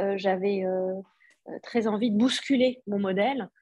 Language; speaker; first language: French; non-native, local second language; Arabic